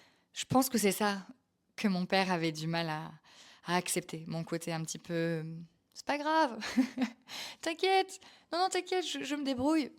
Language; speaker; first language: French; native; French